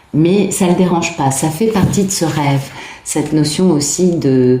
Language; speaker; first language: French; native; French